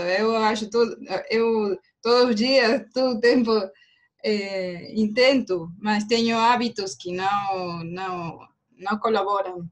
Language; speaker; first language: Portuguese; non-native, learner; Spanish